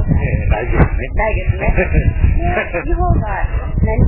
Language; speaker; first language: Japanese; native; Japanese